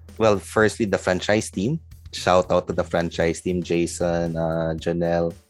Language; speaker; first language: English; non-native, local second language; Filipino